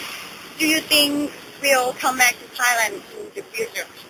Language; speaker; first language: English; non-native, learner; Thai